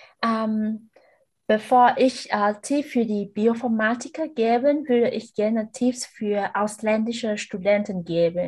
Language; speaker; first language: German; non-native, learner; Vietnamese